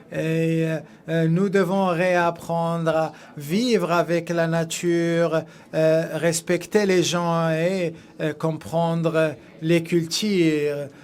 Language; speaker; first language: French; non-native, fluent; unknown